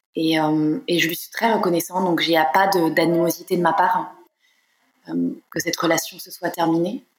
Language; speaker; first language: French; native; French